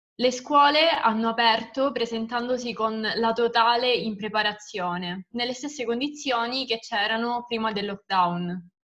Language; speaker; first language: Italian; native; Italian